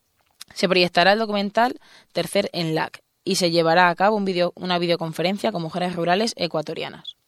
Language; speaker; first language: Spanish; native; Spanish